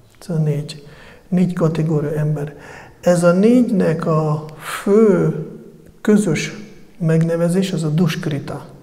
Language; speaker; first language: Hungarian; non-native, fluent; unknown